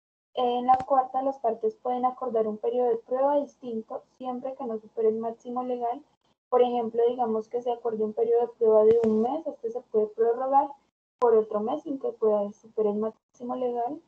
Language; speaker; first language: Spanish; native; Spanish